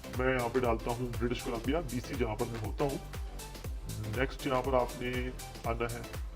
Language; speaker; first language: Urdu; non-native, local second language; Punjabi